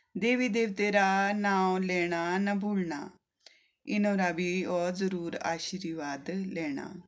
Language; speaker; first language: Hindi; native; Hindi